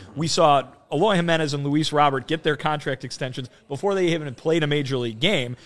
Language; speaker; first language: English; native; English